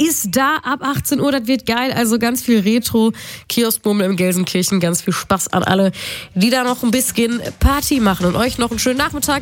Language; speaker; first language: German; native; German